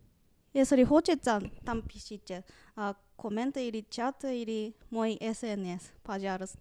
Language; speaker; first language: Russian; non-native, learner; Japanese